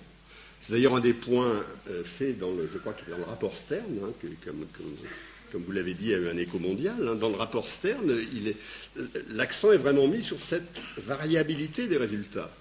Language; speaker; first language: French; native; French